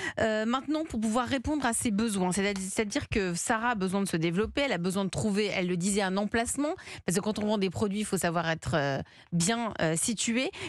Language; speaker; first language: French; native; French